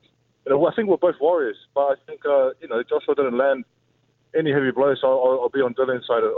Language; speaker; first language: English; native; English